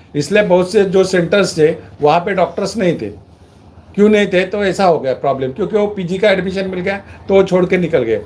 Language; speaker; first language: Hindi; non-native, local second language; Marathi